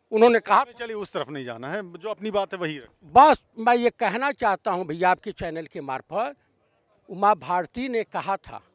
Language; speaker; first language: Hindi; native; Hindi